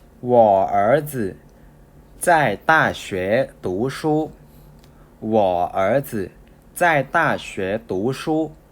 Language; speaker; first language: Chinese; non-native, fluent; Thai